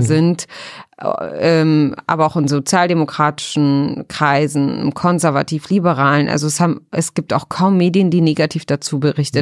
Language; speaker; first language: German; early bilingual, other home language; Arabic